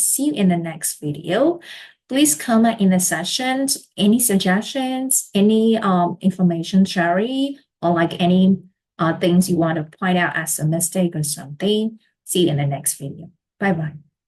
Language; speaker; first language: English; non-native, learner; Burmese